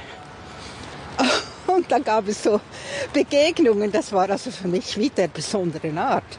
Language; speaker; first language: German; native; German